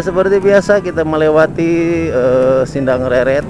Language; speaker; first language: Indonesian; non-native, local second language; Sundanese